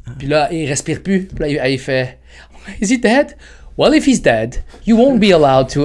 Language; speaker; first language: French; early bilingual, other home language; Arabic